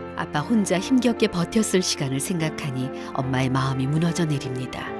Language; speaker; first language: Korean; native; Korean